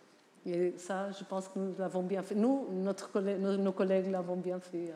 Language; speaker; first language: French; non-native, fluent; Portuguese